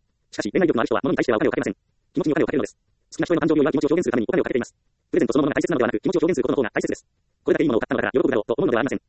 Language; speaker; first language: Japanese; native; Japanese